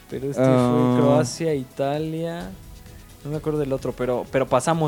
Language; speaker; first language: Spanish; native; Spanish